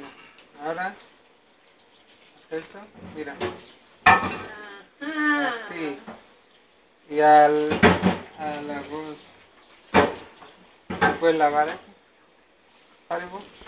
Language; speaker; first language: Spanish; non-native, fluent; Persian